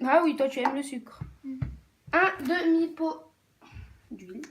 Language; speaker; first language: French; native; French